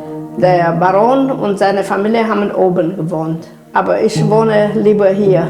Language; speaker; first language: German; non-native, local second language; Romanian